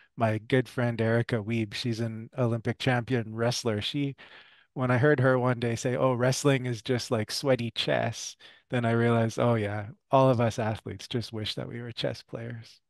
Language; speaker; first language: English; early bilingual, other home language; French